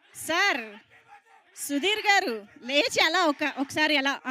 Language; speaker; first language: Telugu; native; Telugu